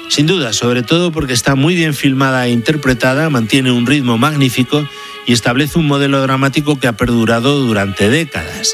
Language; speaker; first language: Spanish; native; Spanish